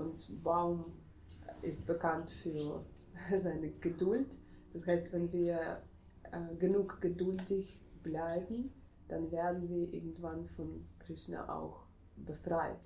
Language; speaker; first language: German; non-native, fluent; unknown